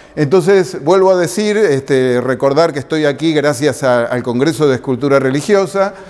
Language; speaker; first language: Spanish; native; Spanish